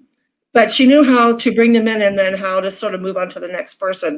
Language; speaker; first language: English; native; English